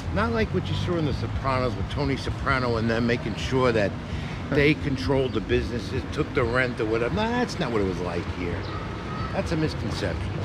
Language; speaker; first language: English; native; English